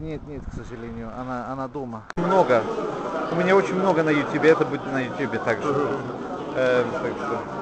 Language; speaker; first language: Russian; non-native, learner; English